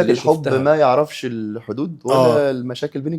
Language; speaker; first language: Arabic; native; Arabic